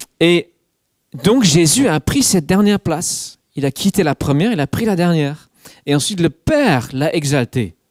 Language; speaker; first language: French; non-native, fluent; English